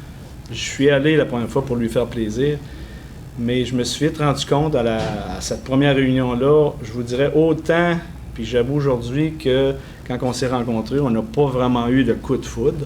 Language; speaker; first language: French; native; French